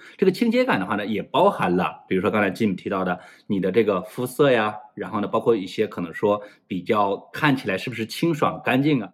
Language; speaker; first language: Chinese; native; Chinese